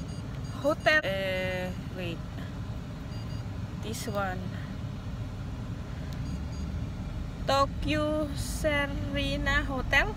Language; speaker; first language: English; non-native, learner; Indonesian